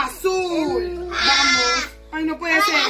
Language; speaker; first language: Spanish; native; Spanish